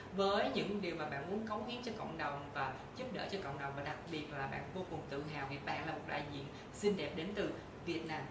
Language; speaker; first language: Vietnamese; native; Vietnamese